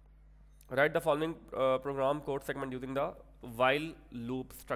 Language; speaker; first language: English; non-native, local second language; Urdu